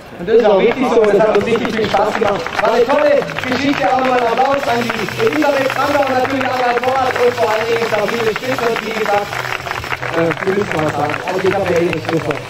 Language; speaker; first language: German; native; German